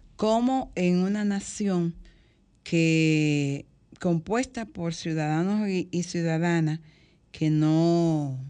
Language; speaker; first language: Spanish; native; Spanish